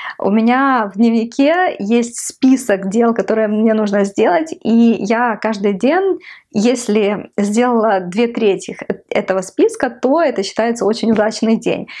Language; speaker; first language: Russian; non-native, local second language; Ukrainian